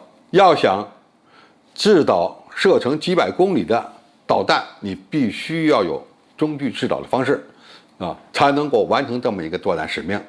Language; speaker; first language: Chinese; native; Chinese